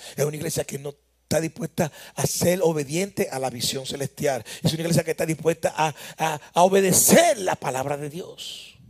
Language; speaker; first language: Spanish; native; Spanish